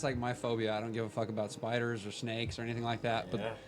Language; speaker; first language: English; native; English